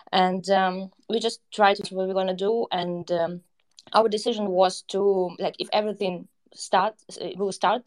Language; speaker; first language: English; non-native, fluent; Ukrainian